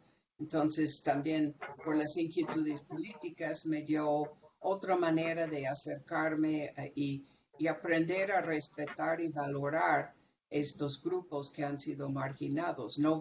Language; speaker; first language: Spanish; non-native, fluent; English